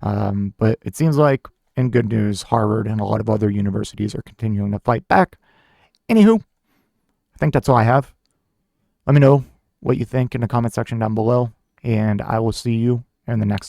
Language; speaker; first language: English; native; English